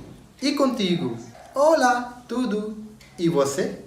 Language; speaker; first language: Portuguese; non-native, learner; Hindi